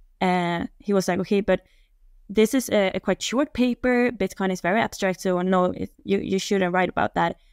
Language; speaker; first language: English; non-native, fluent; Swedish